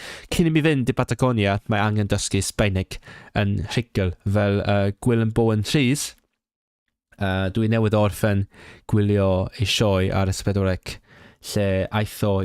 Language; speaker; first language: Welsh; non-native, learner; Cantonese